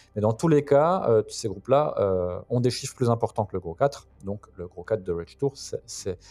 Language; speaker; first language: French; native; French